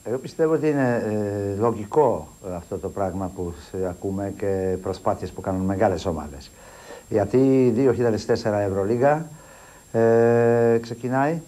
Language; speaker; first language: Greek; non-native, fluent; Polish